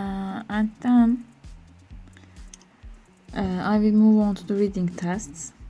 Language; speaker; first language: English; non-native, learner; Turkish